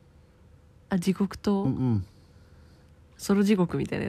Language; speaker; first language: Japanese; native; Japanese